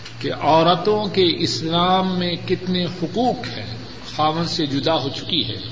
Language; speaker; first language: Urdu; non-native, local second language; Punjabi